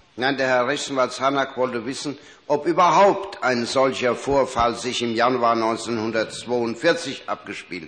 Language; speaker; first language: German; native; German